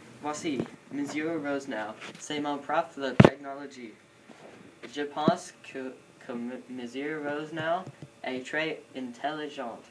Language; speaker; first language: French; non-native, learner; English